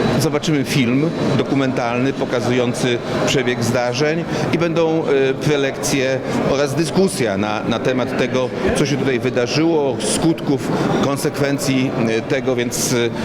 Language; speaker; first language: Polish; native; Polish